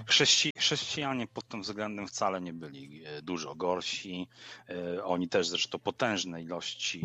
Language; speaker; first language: Polish; native; Polish